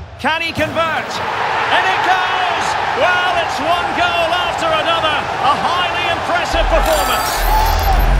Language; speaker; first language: English; native; English